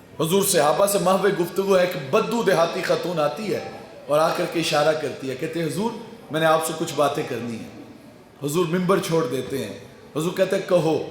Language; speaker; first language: Urdu; non-native, local second language; Punjabi